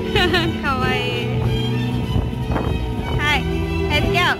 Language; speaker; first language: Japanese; non-native, learner; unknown